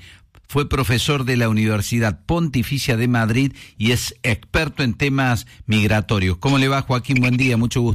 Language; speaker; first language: Spanish; native; Spanish